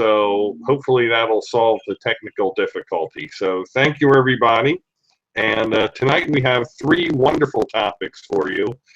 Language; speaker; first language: English; native; English